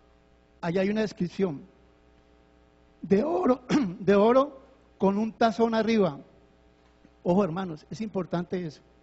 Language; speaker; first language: Spanish; native; Spanish